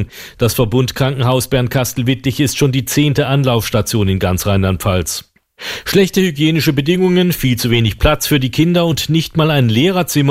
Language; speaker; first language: German; native; German